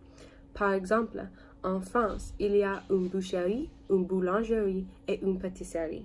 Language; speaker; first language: French; non-native, learner; English